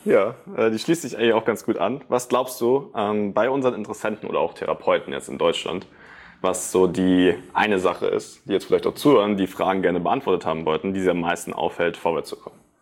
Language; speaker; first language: German; native; German